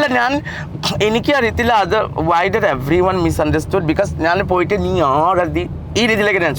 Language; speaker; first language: Malayalam; non-native, local second language; Assamese